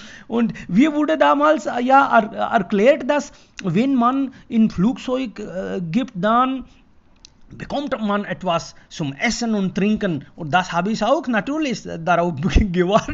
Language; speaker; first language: German; non-native, fluent; Hindi